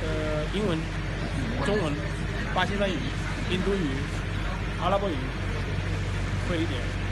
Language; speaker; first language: Chinese; non-native, fluent; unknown